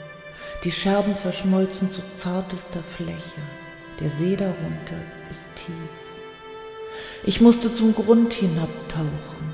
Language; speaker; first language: German; native; German